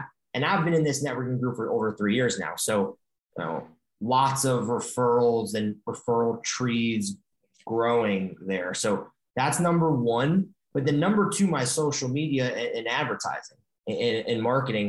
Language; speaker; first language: English; native; English